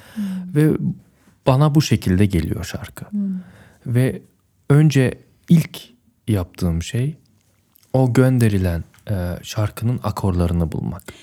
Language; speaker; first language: Turkish; native; Turkish